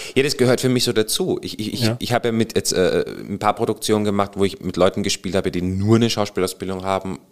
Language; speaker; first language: German; native; German